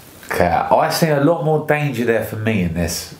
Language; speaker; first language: English; native; English